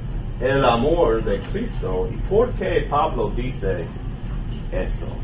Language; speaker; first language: Spanish; non-native, learner; English